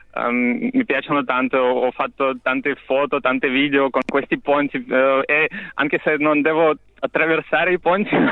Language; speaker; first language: Italian; non-native, learner; Russian